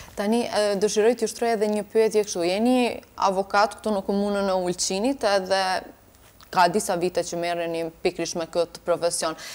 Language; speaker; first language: Albanian; native; Albanian